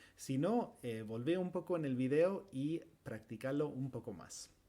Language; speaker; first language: Spanish; non-native, fluent; English